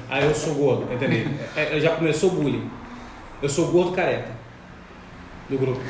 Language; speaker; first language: Portuguese; native; Portuguese